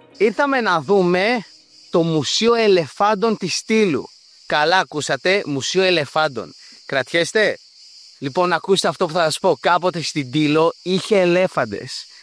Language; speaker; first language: Greek; native; Greek